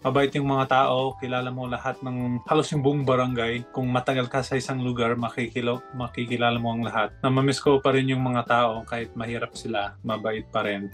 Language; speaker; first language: Filipino; non-native, fluent; English